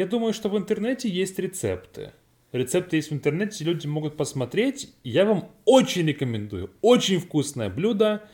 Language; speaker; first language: Russian; non-native, learner; English